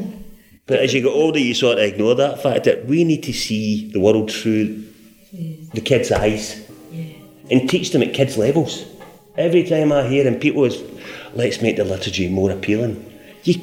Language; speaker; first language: English; native; English